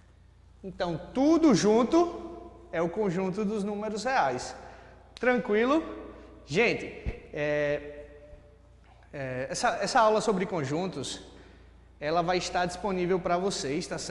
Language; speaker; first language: Portuguese; native; Portuguese